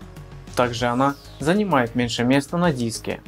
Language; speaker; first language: Russian; native; Russian